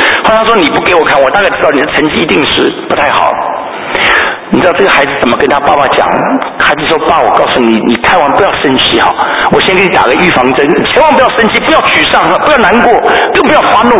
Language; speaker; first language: Chinese; native; Chinese